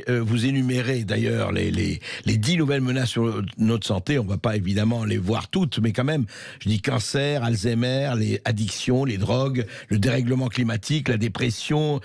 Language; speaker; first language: French; native; French